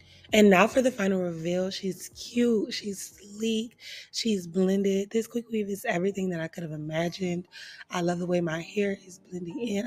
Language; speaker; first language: English; native; English